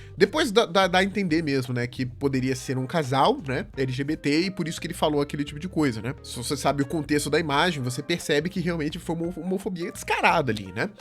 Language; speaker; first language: Portuguese; native; Portuguese